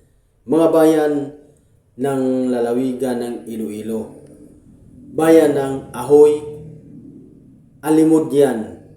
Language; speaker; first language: Filipino; native; Filipino